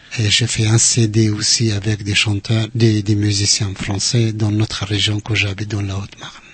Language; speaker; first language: French; non-native, fluent; Central Kurdish